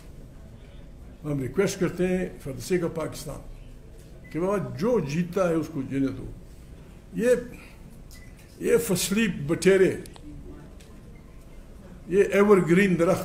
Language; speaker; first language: Urdu; non-native, local second language; Pashto